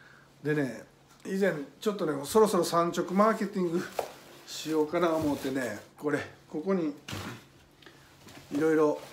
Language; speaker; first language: Japanese; native; Japanese